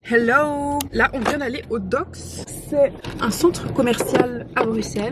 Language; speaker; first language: French; native; French